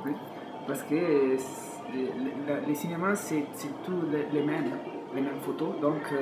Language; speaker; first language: French; non-native, fluent; Italian